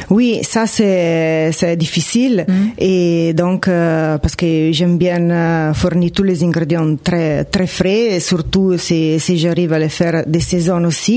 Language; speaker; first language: French; non-native, fluent; Italian